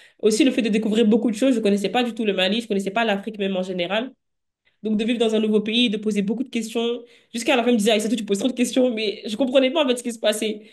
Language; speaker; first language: French; native; French